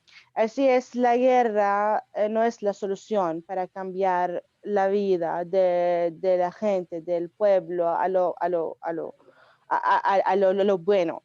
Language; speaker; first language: Spanish; non-native, fluent; Arabic